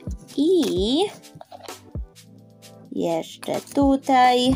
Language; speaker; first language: Polish; early bilingual, heritage; Polish